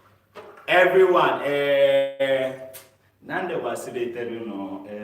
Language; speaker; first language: Japanese; non-native, learner; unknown